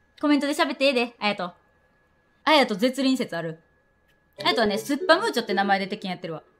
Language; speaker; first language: Japanese; native; Japanese